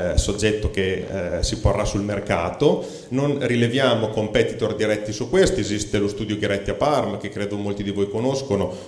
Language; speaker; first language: Italian; native; Italian